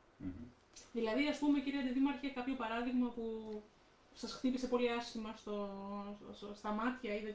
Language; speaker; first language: Greek; native; Greek